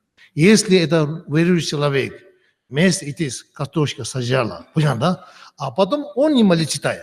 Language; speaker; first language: Russian; non-native, learner; Tibetan